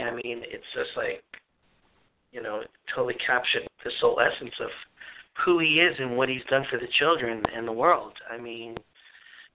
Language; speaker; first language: English; native; English